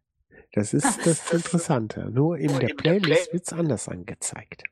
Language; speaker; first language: German; native; German